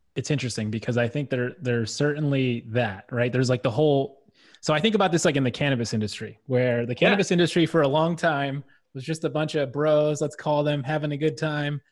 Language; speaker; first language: English; native; English